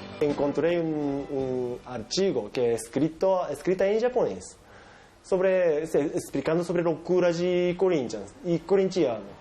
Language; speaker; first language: Portuguese; non-native, learner; Japanese